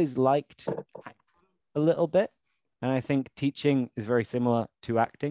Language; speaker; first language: English; native; English